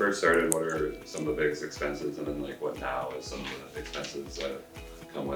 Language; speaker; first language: English; native; English